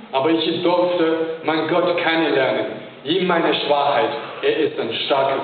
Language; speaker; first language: German; non-native, fluent; Chinese